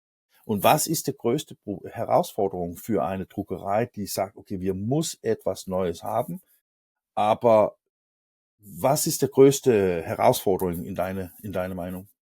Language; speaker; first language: German; non-native, learner; Danish